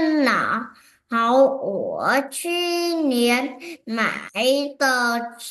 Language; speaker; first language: Chinese; non-native, learner; Vietnamese